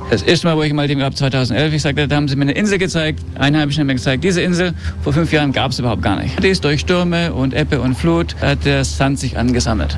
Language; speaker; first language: German; non-native, fluent; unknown